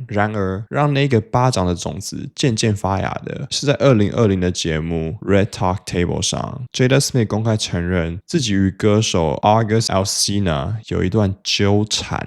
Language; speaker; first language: Chinese; native; Chinese